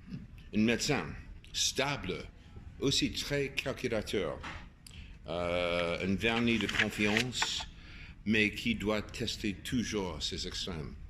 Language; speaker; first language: French; non-native, fluent; English